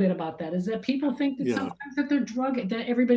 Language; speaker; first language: English; native; English